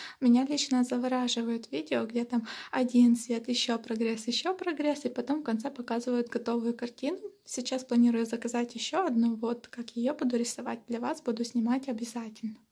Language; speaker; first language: Russian; non-native, local second language; Ukrainian